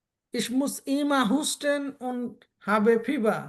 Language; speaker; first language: German; non-native, learner; Bangla